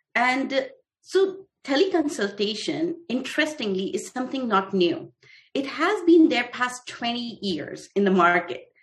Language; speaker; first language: English; non-native, local second language; Hindi